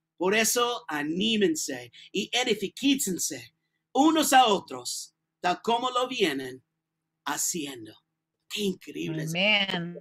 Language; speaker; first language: Spanish; non-native, learner; English